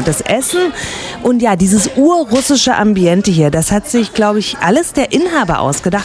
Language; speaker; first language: German; native; German